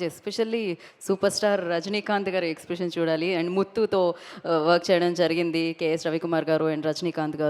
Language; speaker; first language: Telugu; native; Telugu